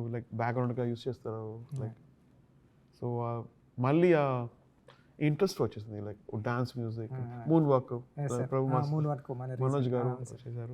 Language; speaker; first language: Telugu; non-native, learner; Tamil